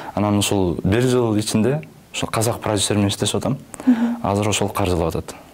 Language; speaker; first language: Kyrgyz; native; Kyrgyz